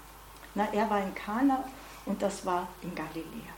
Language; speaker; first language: German; non-native, fluent; English